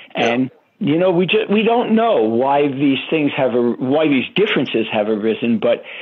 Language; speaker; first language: English; native; English